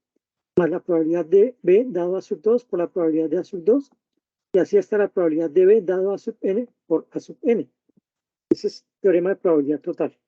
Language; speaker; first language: Spanish; native; Spanish